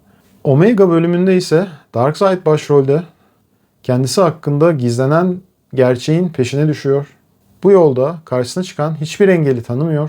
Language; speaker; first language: Turkish; native; Turkish